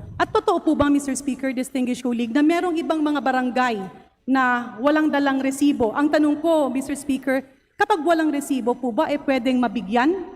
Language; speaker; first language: Filipino; non-native, local second language; Waray